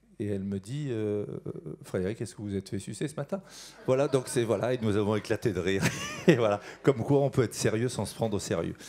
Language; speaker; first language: French; native; French